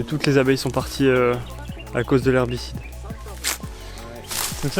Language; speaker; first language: French; native; French